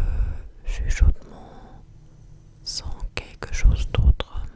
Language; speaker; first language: French; non-native, fluent; English